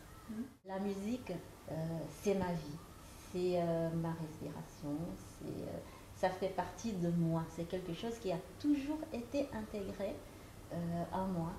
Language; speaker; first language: French; non-native, fluent; Portuguese